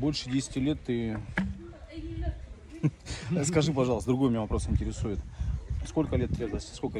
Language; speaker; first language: Russian; native; Russian